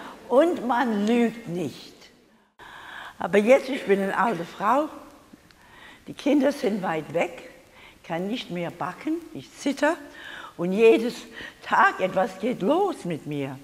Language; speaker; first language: German; non-native, learner; English